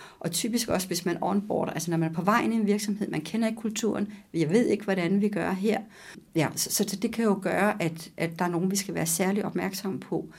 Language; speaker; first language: Danish; native; Danish